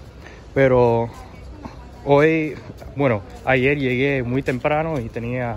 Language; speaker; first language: Spanish; early bilingual, heritage; English